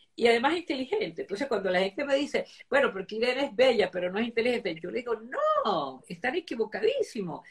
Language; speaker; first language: Spanish; early bilingual, other home language; Italian